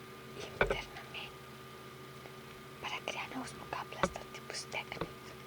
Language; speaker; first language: Catalan; non-native, local second language; Spanish